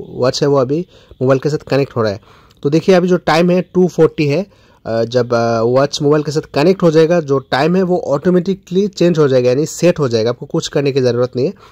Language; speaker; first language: Hindi; non-native, local second language; Bangla